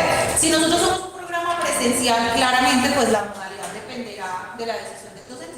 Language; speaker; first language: Spanish; native; Spanish